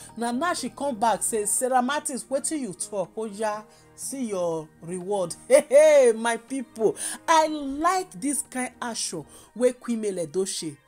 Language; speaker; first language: Nigerian Pidgin; native; Nigerian Pidgin